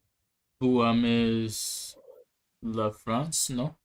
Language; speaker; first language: French; non-native, learner; English